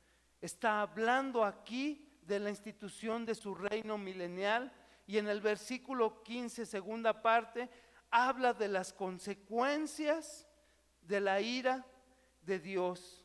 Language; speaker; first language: Spanish; native; Spanish